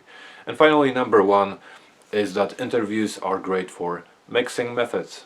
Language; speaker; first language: English; non-native, fluent; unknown